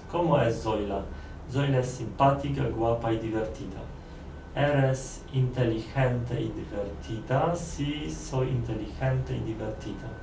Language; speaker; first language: Spanish; non-native, learner; Polish